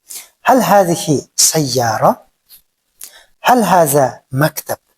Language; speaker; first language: Arabic; non-native, fluent; Kyrgyz